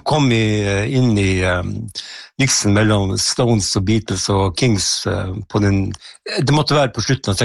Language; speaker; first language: Norwegian; native; Norwegian